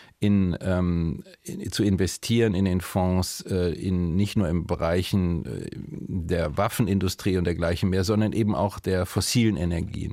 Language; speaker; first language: German; native; German